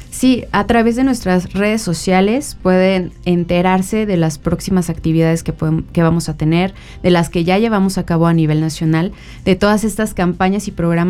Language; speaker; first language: Spanish; native; Spanish